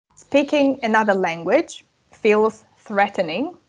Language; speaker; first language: English; non-native, fluent; Russian